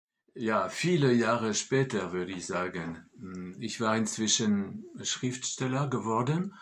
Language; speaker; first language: German; non-native, fluent; French